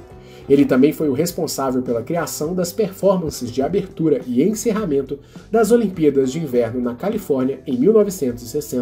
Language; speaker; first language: Portuguese; native; Portuguese